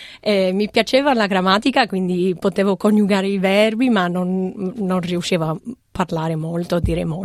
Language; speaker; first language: Italian; non-native, fluent; English